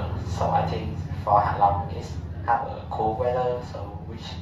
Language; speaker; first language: English; non-native, learner; Vietnamese